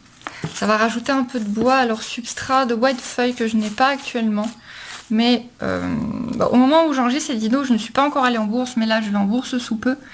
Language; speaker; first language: French; native; French